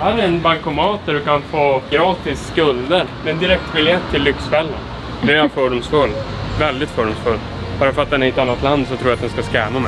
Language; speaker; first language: Swedish; native; Swedish